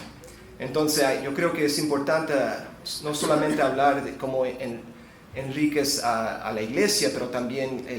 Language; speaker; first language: Spanish; non-native, fluent; English